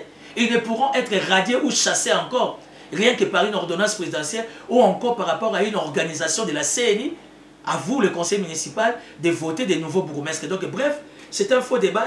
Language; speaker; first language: French; non-native, local second language; Lingala